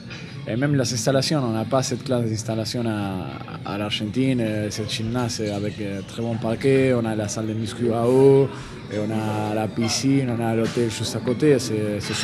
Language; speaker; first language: French; non-native, fluent; Spanish